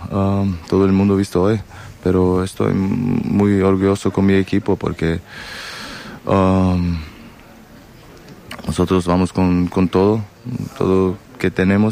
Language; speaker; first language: Spanish; non-native, learner; German